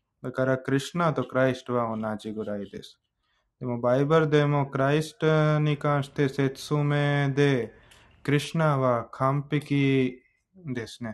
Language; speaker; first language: Japanese; non-native, fluent; Hindi